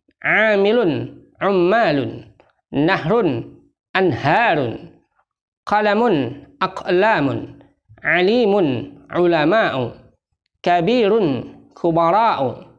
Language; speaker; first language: Arabic; non-native, fluent; Indonesian